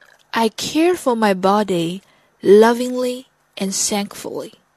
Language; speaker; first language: English; non-native, fluent; Chinese